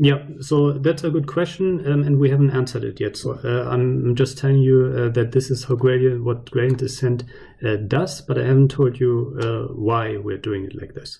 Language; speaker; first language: English; non-native, fluent; German